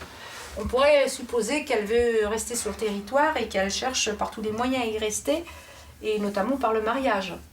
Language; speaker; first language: French; native; French